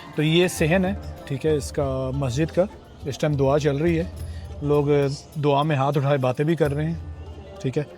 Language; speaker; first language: Urdu; native; Urdu